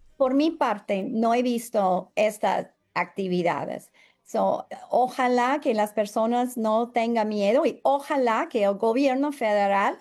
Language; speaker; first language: Spanish; non-native, fluent; English